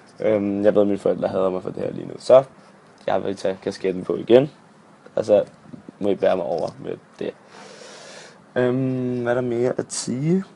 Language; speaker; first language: Danish; native; Danish